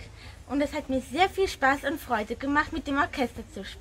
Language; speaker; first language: German; native; German